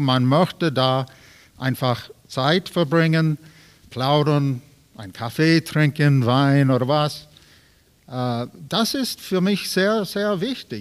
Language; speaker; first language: German; non-native, learner; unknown